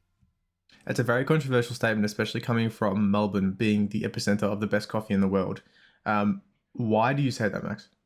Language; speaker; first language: English; native; English